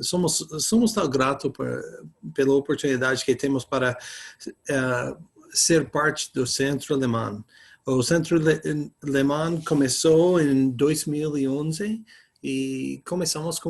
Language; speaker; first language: Portuguese; non-native, fluent; English